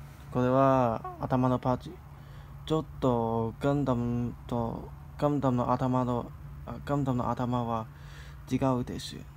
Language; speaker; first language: Japanese; non-native, learner; Cantonese